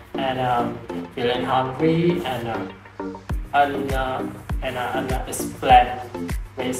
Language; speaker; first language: English; non-native, learner; Vietnamese